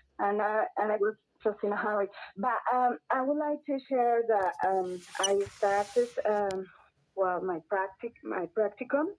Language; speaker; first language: English; non-native, learner; Spanish